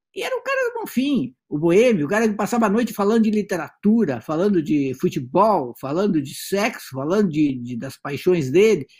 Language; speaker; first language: Portuguese; native; Portuguese